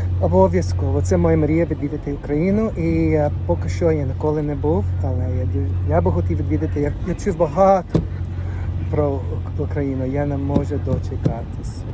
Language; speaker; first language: Ukrainian; non-native, learner; English